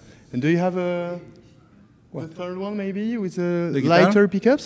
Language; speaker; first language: English; non-native, fluent; French